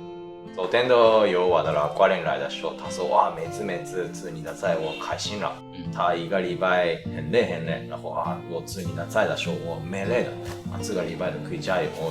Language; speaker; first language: Chinese; non-native, learner; Japanese